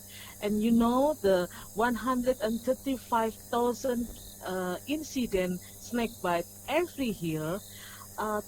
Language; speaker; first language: English; non-native, learner; Indonesian